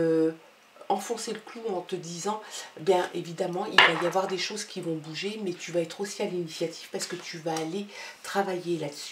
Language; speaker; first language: French; native; French